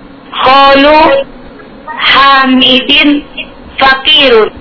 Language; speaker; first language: Arabic; non-native, learner; Indonesian